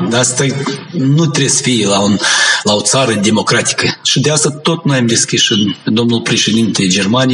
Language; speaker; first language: Romanian; non-native, local second language; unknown